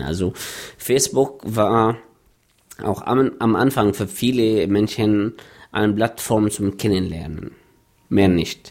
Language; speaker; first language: German; non-native, fluent; Arabic